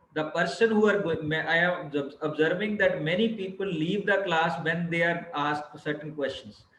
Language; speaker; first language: English; non-native, local second language; Punjabi